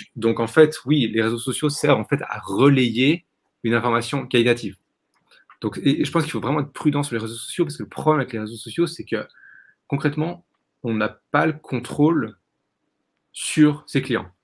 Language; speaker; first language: French; native; French